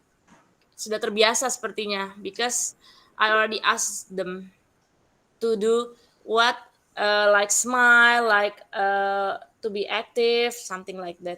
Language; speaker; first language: English; non-native, learner; Indonesian